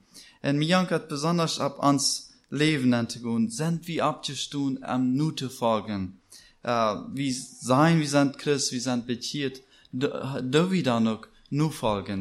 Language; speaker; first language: German; non-native, learner; Plautdietsch